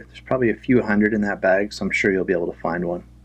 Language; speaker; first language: English; native; English